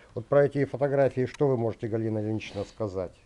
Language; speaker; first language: Russian; native; Russian